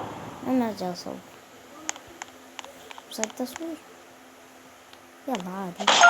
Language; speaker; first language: Arabic; native; Arabic